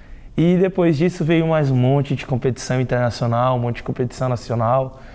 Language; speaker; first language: Portuguese; native; Portuguese